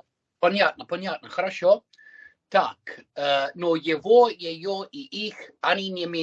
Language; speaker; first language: Russian; non-native, fluent; English